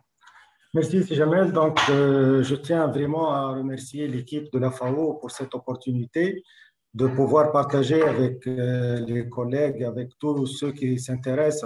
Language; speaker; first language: French; non-native, local second language; Arabic